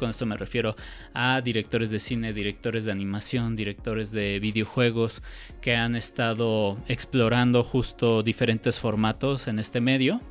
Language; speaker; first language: Spanish; native; Spanish